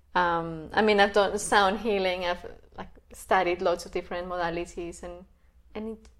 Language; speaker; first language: English; non-native, fluent; Spanish